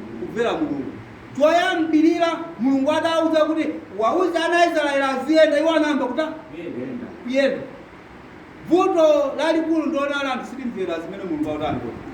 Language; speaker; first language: Nyanja; non-native, local second language; Tumbuka